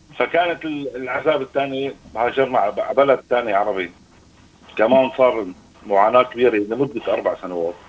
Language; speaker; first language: Arabic; native; Arabic